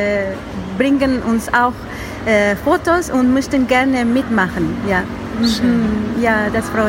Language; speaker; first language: German; non-native, learner; Spanish